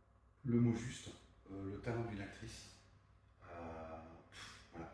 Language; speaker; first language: French; native; French